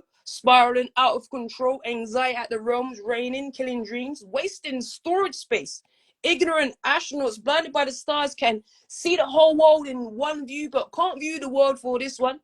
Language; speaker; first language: English; native; English